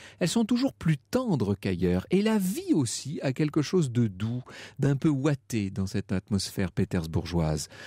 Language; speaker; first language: French; native; French